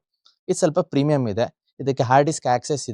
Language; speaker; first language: Kannada; native; Kannada